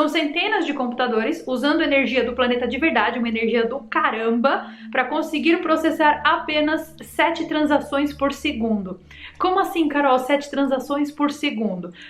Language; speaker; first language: Portuguese; native; Portuguese